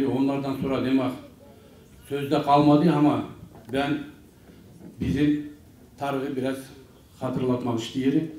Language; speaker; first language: Turkish; early bilingual, heritage; Turkish